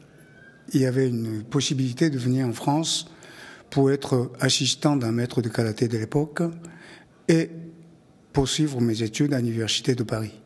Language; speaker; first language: French; non-native, fluent; Japanese